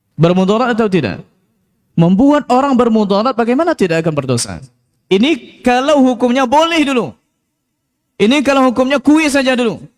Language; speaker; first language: Malay; non-native, local second language; Minangkabau